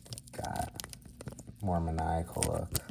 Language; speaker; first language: English; native; English